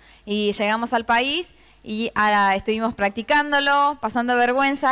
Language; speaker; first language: Spanish; native; Spanish